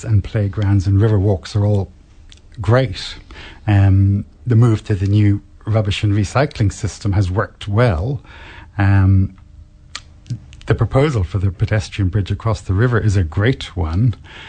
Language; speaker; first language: English; native; English